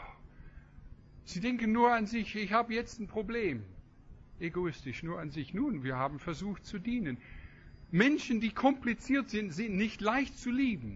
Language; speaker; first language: German; non-native, fluent; English